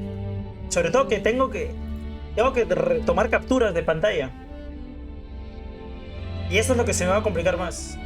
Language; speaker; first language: Spanish; native; Spanish